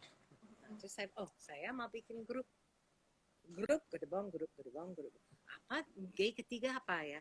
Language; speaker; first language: Indonesian; non-native, fluent; English